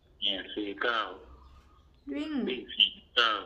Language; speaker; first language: Thai; non-native, local second language; Northeastern Thai